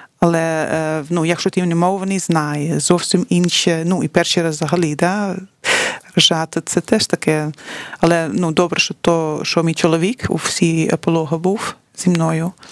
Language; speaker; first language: Ukrainian; non-native, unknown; Dutch